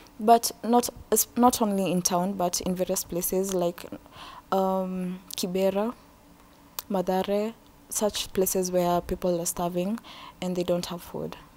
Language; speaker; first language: English; non-native, local second language; Swahili